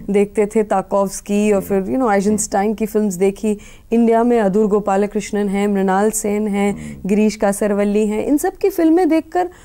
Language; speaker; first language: Hindi; native; Hindi